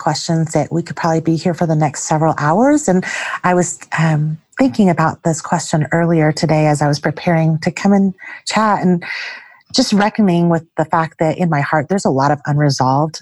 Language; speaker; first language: English; early bilingual, other home language; Chinese